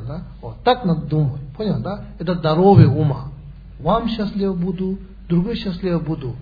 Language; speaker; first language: Russian; non-native, learner; Tibetan